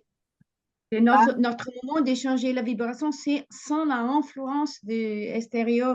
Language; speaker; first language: French; non-native, fluent; Portuguese